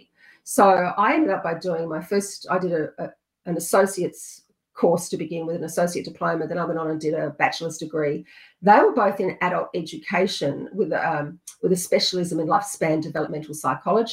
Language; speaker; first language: English; native; English